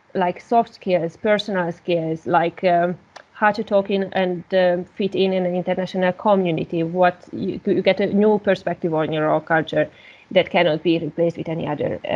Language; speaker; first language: English; non-native, fluent; Hungarian